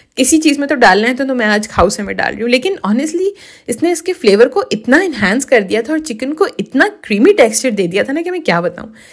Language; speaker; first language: Urdu; native; Urdu